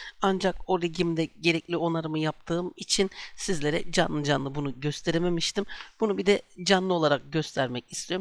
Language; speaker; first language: Turkish; native; Turkish